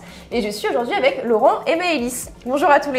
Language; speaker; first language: French; native; French